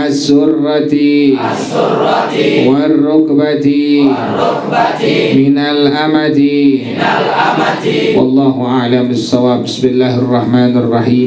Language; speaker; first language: Arabic; non-native, fluent; Indonesian